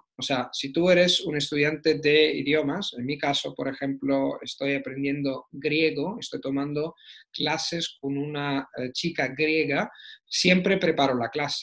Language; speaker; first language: Spanish; non-native, fluent; Italian